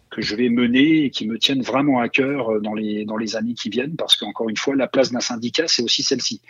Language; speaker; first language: French; native; French